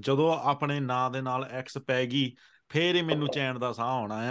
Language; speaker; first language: Punjabi; early bilingual, heritage; Punjabi